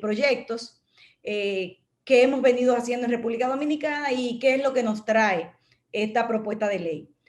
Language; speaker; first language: Spanish; native; Spanish